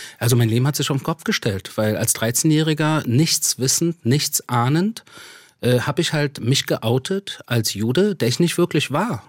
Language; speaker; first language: German; early bilingual, other home language; Persian